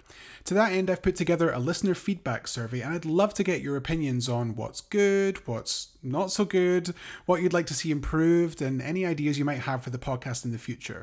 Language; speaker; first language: English; native; English